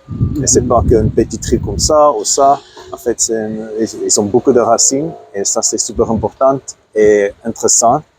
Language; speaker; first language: French; non-native, fluent; Afrikaans